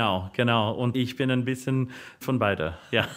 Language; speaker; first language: German; non-native, learner; English